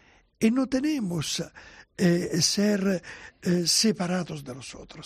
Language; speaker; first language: Spanish; non-native, fluent; Italian